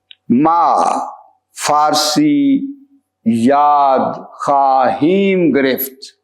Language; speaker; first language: Persian; non-native, fluent; Urdu